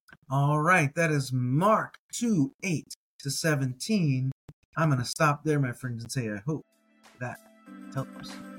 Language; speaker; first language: English; native; English